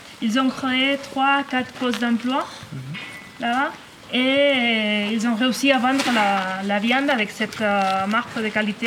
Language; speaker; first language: French; non-native, learner; Catalan